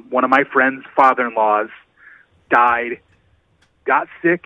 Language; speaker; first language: English; native; English